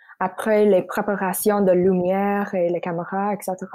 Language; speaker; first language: French; non-native, local second language; English